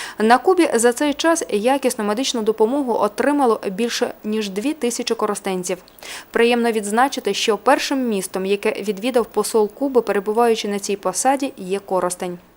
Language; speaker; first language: Ukrainian; native; Ukrainian